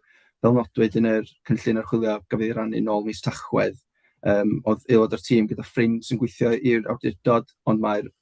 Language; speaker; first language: Welsh; native; Welsh